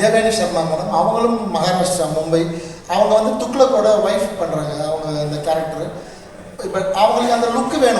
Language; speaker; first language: Tamil; native; Tamil